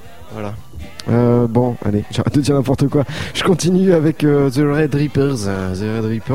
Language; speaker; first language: French; native; French